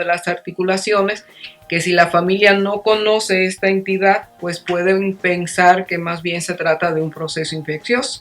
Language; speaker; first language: Spanish; native; Spanish